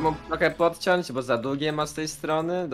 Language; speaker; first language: Polish; native; Polish